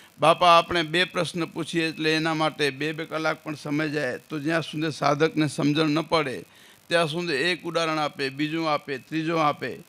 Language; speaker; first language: Gujarati; non-native, local second language; Kachhi